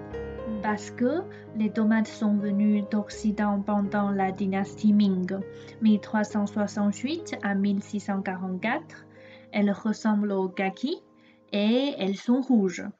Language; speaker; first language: French; non-native, fluent; Chinese